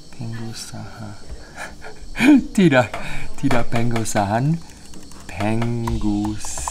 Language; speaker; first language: Indonesian; non-native, learner; German